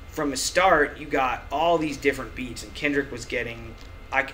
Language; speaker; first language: English; native; English